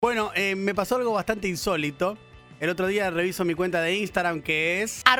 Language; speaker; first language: Spanish; native; Spanish